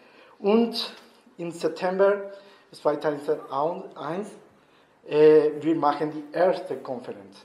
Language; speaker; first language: German; non-native, learner; Spanish